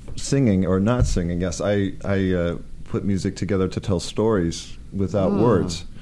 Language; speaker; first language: English; native; English